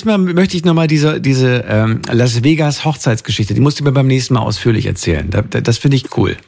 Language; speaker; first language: German; native; German